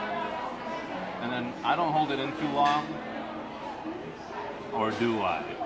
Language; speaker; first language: English; native; English